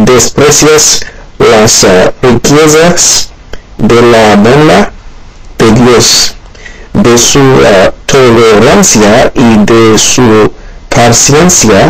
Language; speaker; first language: Spanish; non-native, learner; Haitian Creole